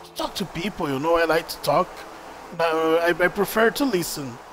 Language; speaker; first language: English; non-native, learner; Portuguese